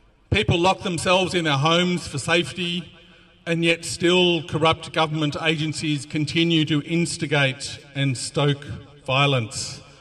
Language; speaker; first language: English; native; English